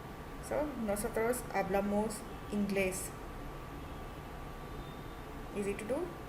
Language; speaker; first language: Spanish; non-native, fluent; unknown